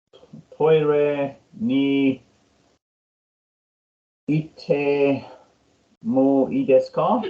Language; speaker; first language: Japanese; non-native, learner; English